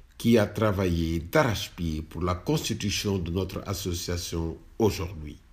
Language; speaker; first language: French; non-native, local second language; Wolof